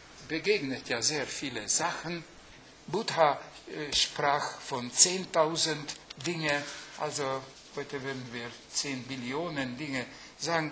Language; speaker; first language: German; non-native, fluent; Hungarian